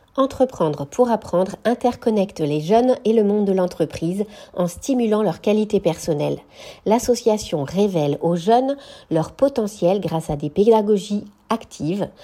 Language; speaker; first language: French; native; French